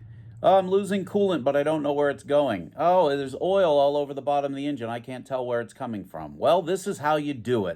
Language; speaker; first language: English; native; English